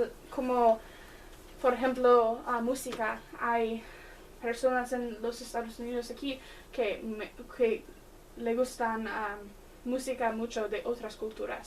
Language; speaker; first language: Spanish; non-native, learner; English